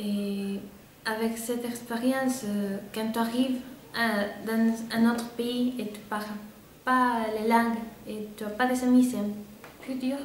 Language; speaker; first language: French; non-native, fluent; Spanish